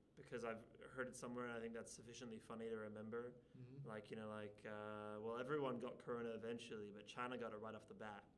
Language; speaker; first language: English; native; English